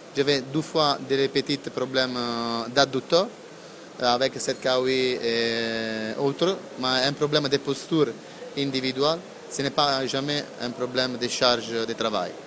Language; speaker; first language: French; non-native, learner; Italian